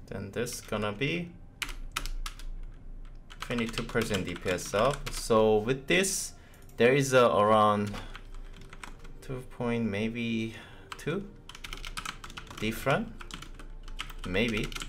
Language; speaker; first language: English; non-native, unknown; Korean